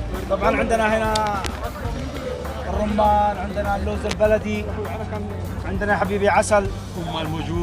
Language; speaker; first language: Arabic; native; Arabic